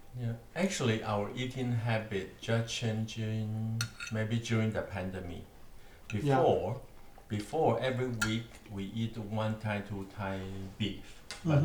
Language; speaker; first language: English; non-native, learner; Chinese